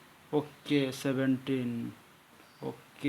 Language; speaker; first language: English; non-native, learner; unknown